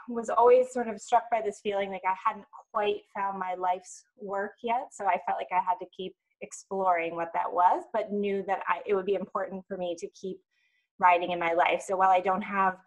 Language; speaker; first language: English; native; English